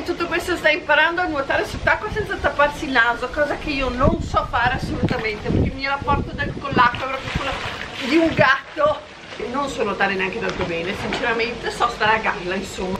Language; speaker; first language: Italian; native; Italian